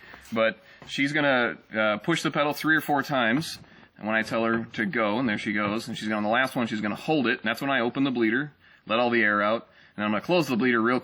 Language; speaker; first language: English; native; English